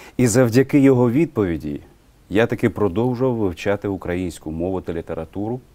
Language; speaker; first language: Ukrainian; non-native, local second language; Russian